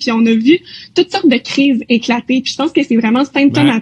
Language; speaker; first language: French; native; French